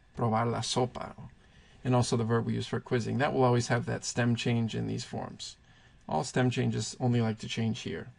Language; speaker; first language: English; native; English